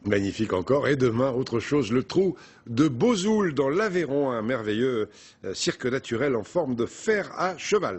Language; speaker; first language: French; native; French